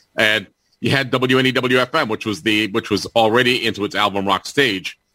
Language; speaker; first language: English; native; English